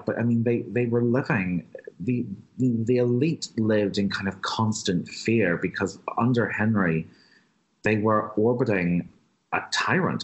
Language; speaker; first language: English; native; English